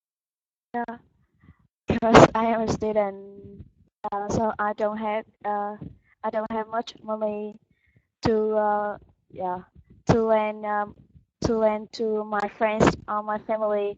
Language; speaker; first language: English; non-native, learner; Vietnamese